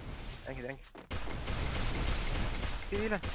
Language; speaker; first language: Spanish; native; Spanish